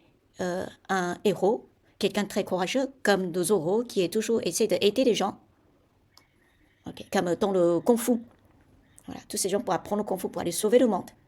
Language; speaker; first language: French; non-native, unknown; Chinese